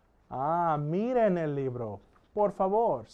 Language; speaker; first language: Spanish; non-native, fluent; English